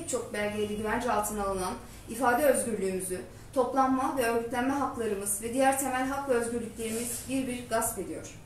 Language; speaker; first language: Turkish; native; Turkish